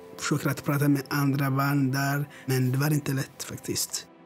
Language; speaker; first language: Swedish; non-native, learner; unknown